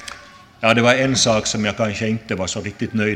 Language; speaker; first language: Swedish; non-native, local second language; Finnish